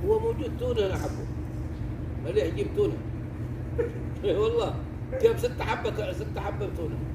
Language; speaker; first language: Arabic; non-native, learner; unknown